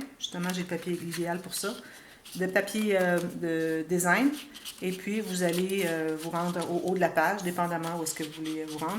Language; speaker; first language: French; native; French